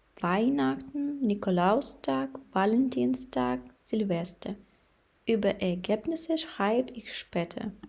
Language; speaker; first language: German; non-native, fluent; Ukrainian